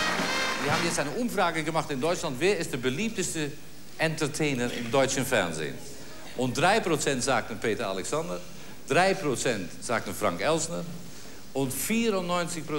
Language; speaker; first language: German; non-native, fluent; Dutch